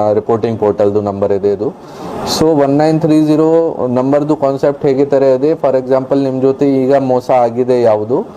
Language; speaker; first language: Kannada; non-native, local second language; Hindi